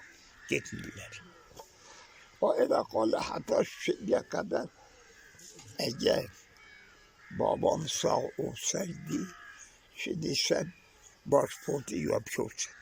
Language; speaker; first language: Turkish; non-native, local second language; Kurdish